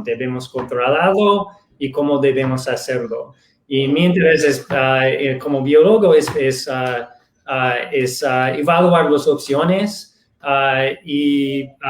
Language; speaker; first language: Spanish; non-native, fluent; English